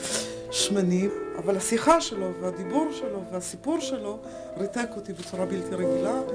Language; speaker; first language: Hebrew; native; Hebrew